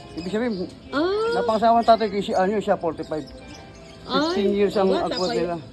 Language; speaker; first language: Filipino; native; Filipino